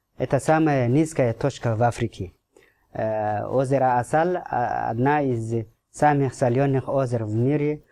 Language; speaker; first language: Russian; non-native, fluent; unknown